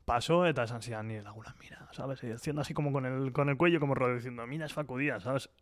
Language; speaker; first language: Spanish; non-native, local second language; Basque